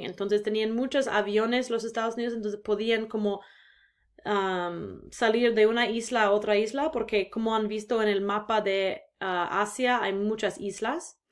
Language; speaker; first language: Spanish; non-native, fluent; English